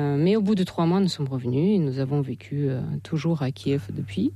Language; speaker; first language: French; non-native, fluent; Russian